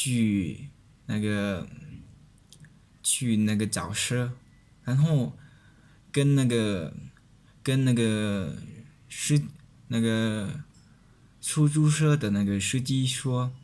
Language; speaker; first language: Chinese; non-native, learner; Lao